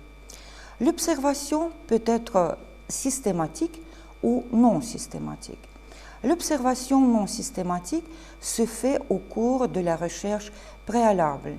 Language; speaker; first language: French; non-native, fluent; Russian